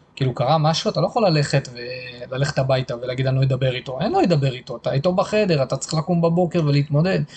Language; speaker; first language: Hebrew; native; Hebrew